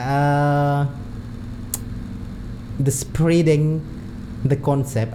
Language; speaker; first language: English; non-native, learner; Indonesian